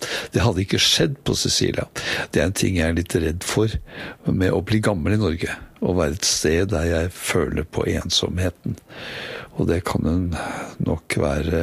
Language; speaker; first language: Norwegian; native; Norwegian